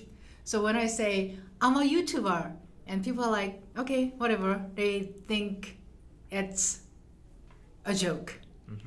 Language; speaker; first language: English; non-native, fluent; Korean